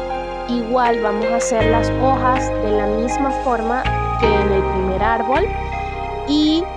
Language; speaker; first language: Spanish; native; Spanish